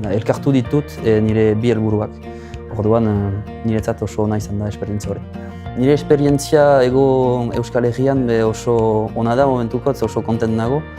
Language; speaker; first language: Basque; non-native, local second language; French